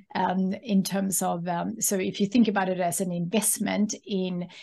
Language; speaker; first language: English; non-native, fluent; Swedish